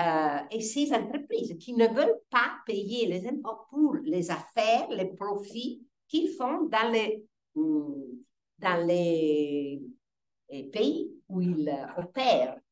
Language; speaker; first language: French; non-native, fluent; Italian